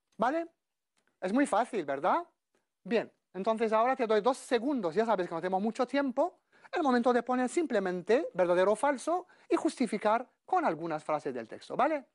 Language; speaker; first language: Spanish; non-native, fluent; Arabic